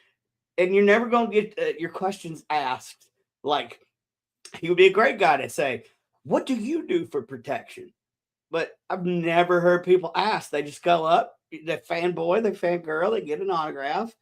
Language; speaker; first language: English; native; English